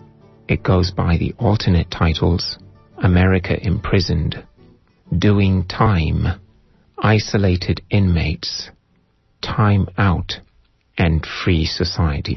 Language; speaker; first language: English; non-native, local second language; Ganda